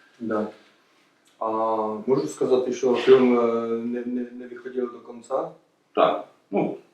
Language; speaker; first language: Ukrainian; non-native, learner; Czech